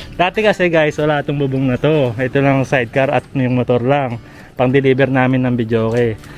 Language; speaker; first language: Filipino; native; Filipino